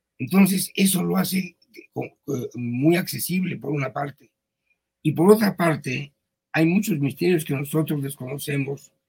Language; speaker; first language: Spanish; early bilingual, other home language; Yiddish